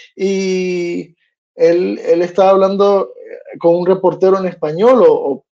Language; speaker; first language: Spanish; early bilingual, heritage; Spanish